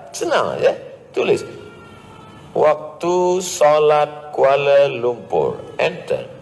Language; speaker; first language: Malay; native; Malay